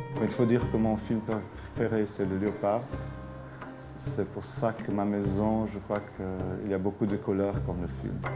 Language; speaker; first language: French; non-native, fluent; Portuguese